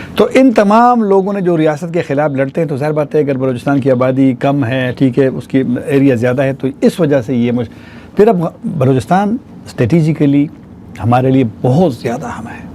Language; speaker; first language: Urdu; non-native, local second language; Pashto